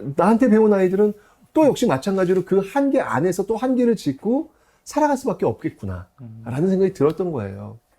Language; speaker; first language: Korean; native; Korean